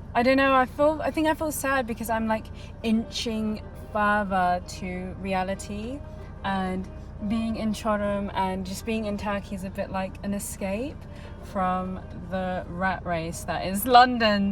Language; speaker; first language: English; early bilingual, other home language; Turkish